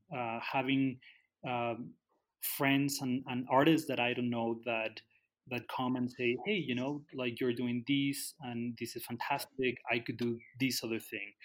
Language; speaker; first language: English; non-native, fluent; Spanish